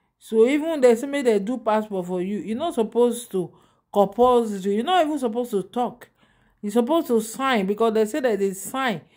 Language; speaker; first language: Nigerian Pidgin; non-native, local second language; Yoruba